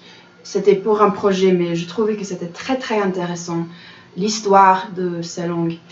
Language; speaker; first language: French; non-native, fluent; English